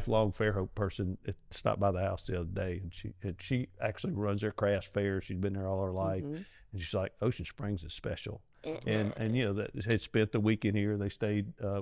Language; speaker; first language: English; native; English